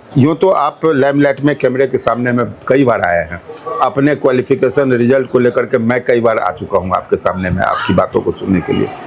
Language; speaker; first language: Hindi; native; Hindi